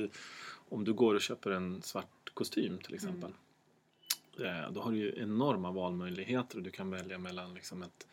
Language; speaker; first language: Swedish; native; Swedish